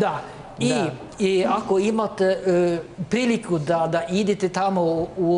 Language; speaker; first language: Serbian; non-native, learner; Norwegian